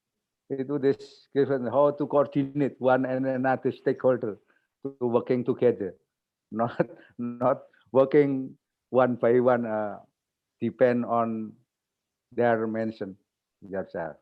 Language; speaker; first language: English; non-native, learner; Indonesian